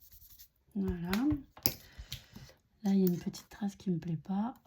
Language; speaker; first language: French; native; French